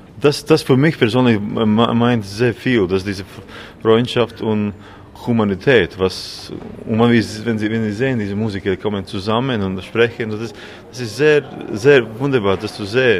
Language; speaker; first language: German; non-native, learner; Latvian